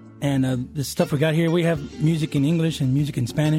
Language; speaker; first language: English; early bilingual, other home language; Spanish